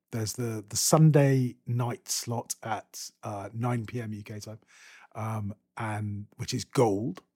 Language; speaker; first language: English; native; English